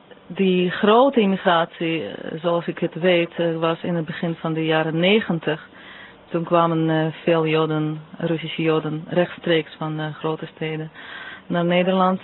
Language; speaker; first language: Dutch; non-native, fluent; Russian